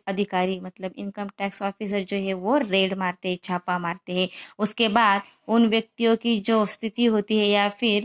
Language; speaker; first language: Hindi; non-native, local second language; Marathi